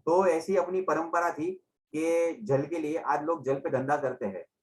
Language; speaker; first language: Hindi; non-native, local second language; Gujarati